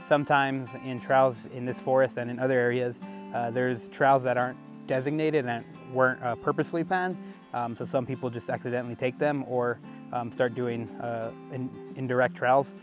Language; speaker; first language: English; native; English